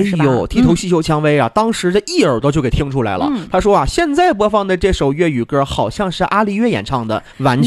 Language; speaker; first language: Chinese; native; Chinese